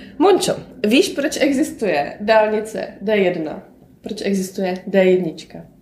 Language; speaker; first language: Czech; native; Czech